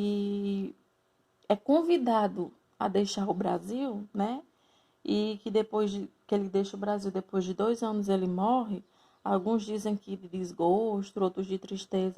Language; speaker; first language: Portuguese; native; Portuguese